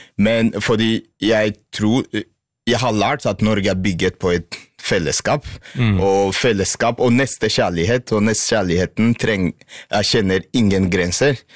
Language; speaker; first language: Norwegian; non-native, fluent; Swahili